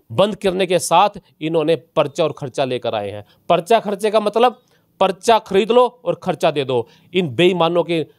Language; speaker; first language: Hindi; native; Hindi